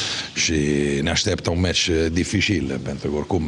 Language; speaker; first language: Romanian; non-native, fluent; Italian